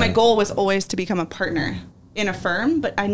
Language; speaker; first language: English; native; English